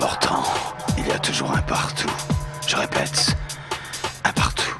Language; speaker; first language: French; native; French